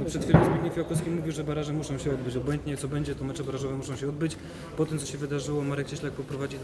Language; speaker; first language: Polish; native; Polish